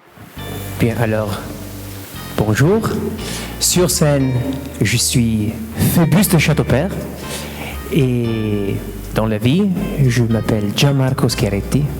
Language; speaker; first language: French; non-native, fluent; Italian